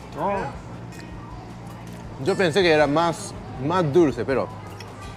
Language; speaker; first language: Spanish; non-native, fluent; Japanese